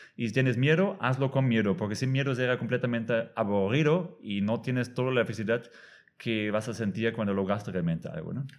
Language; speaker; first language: Spanish; non-native, fluent; German